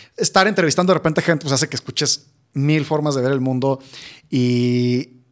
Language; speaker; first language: Spanish; native; Spanish